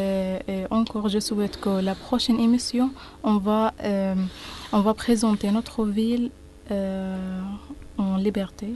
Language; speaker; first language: French; non-native, learner; Arabic